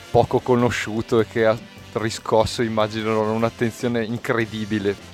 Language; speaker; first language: Italian; native; Italian